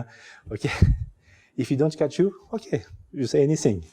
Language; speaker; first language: English; non-native, learner; French